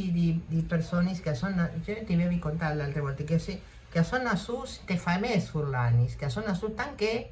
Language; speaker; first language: Italian; early bilingual, heritage; Italian